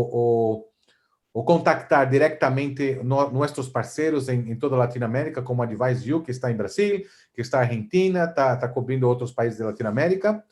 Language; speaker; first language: Portuguese; non-native, fluent; Spanish